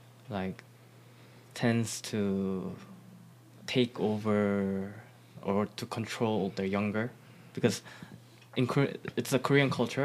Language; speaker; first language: English; non-native, fluent; Korean